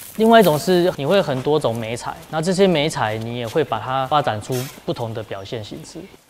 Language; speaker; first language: Chinese; native; Chinese